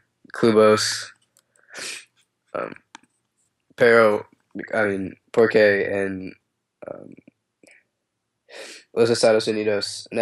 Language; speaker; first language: Spanish; non-native, learner; English